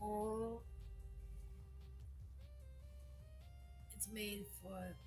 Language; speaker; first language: English; non-native, learner; Portuguese